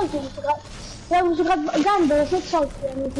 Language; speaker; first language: German; non-native, local second language; Luxembourgish